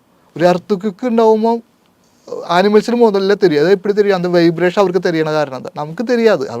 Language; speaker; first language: Tamil; non-native, local second language; Malayalam